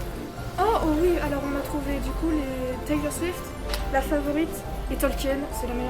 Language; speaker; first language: French; native; French